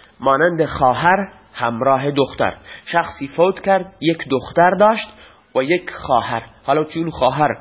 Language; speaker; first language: Persian; non-native, local second language; Baluchi